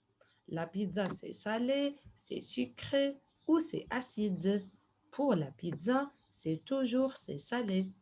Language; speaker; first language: French; non-native, fluent; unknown